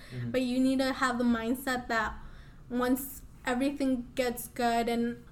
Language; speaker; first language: English; early bilingual, other home language; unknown